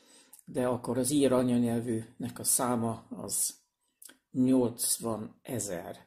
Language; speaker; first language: Hungarian; non-native, fluent; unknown